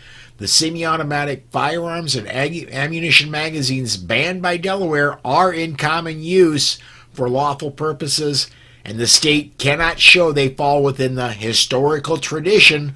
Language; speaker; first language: English; native; English